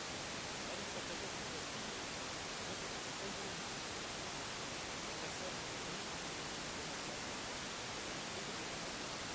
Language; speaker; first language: Russian; native; Russian